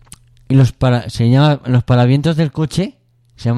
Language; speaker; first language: Spanish; native; Spanish